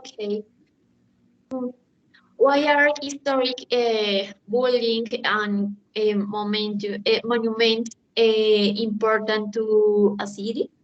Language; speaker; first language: English; non-native, learner; Spanish